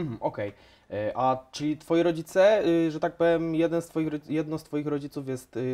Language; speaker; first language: Polish; native; Polish